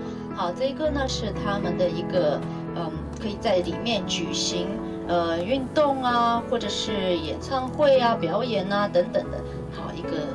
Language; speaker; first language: Chinese; native; Chinese